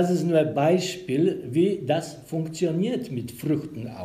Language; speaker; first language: German; non-native, learner; Polish